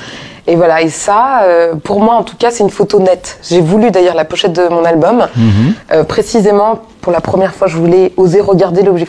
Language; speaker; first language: French; native; French